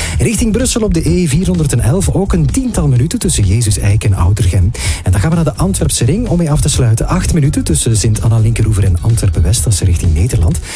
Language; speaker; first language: Dutch; native; Dutch